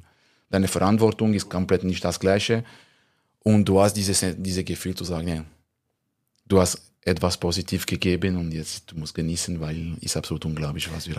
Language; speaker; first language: German; non-native, local second language; French